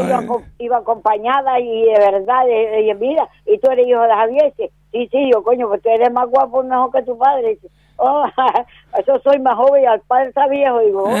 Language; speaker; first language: Spanish; native; Spanish